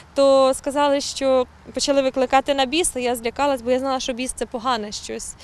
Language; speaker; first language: Ukrainian; native; Ukrainian